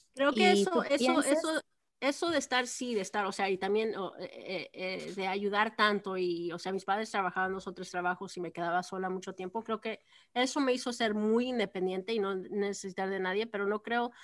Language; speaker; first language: Spanish; early bilingual, heritage; Spanish